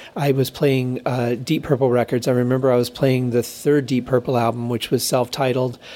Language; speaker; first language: English; native; English